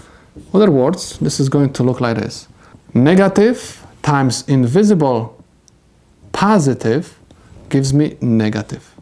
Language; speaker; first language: English; non-native, fluent; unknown